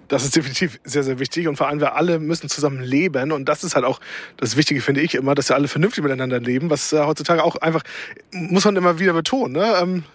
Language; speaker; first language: German; native; German